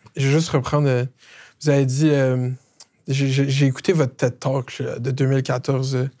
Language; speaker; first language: French; native; French